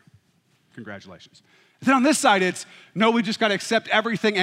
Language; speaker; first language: English; native; English